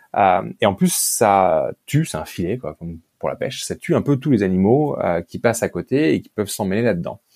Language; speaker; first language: French; native; French